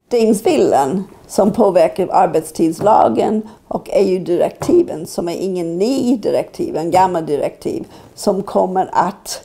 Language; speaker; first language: Swedish; non-native, fluent; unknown